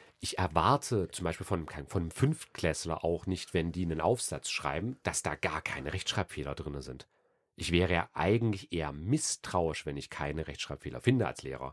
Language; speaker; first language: German; native; German